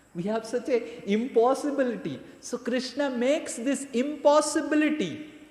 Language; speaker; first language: English; non-native, local second language; Hindi